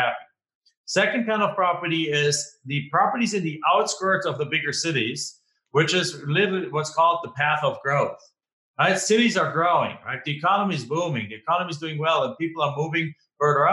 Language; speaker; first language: English; non-native, fluent; German